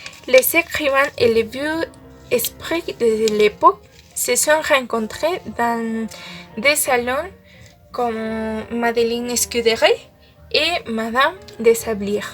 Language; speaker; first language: French; non-native, learner; Spanish